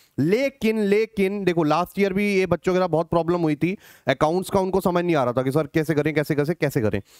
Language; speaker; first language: Hindi; native; Hindi